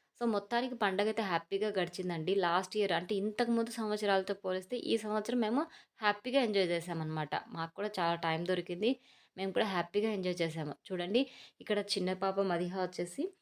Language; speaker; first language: Telugu; native; Telugu